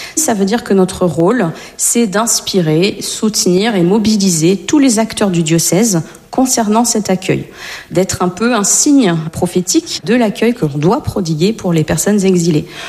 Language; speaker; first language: French; native; French